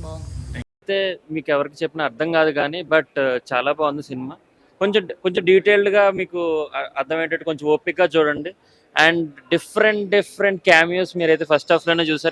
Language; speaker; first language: Telugu; native; Telugu